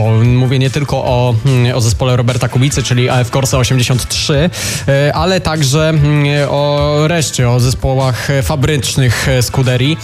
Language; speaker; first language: Polish; native; Polish